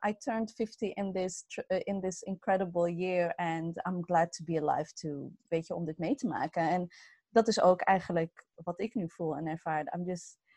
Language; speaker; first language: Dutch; early bilingual, other home language; Arabic